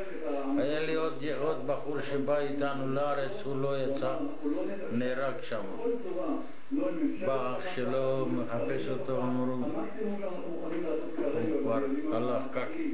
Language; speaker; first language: Hebrew; non-native, fluent; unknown